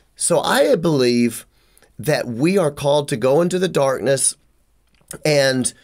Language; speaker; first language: English; native; English